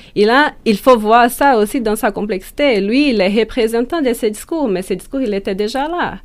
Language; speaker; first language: French; non-native, fluent; Portuguese